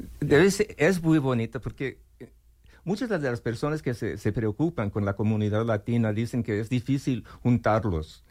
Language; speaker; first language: Spanish; non-native, learner; English